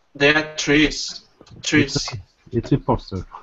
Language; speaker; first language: English; non-native, learner; Portuguese